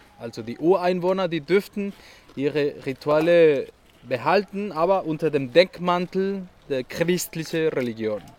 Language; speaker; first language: German; non-native, fluent; Spanish